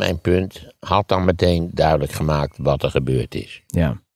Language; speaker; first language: Dutch; native; Dutch